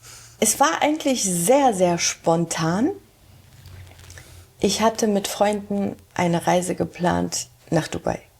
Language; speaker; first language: German; early bilingual, heritage; German